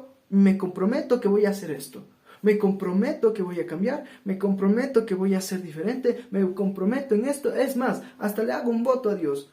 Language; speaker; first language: Spanish; native; Spanish